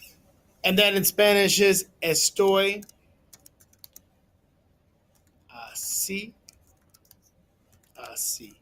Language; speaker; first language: Spanish; non-native, fluent; English